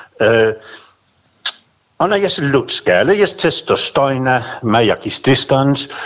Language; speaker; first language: Polish; non-native, fluent; Danish